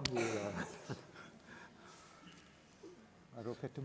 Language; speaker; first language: Indonesian; non-native, learner; English